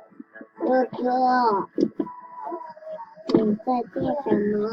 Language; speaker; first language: Chinese; early bilingual, heritage; Chinese